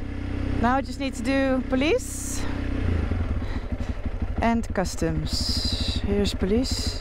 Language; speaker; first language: English; non-native, fluent; Dutch